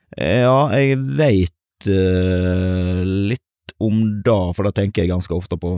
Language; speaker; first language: Norwegian; native; Norwegian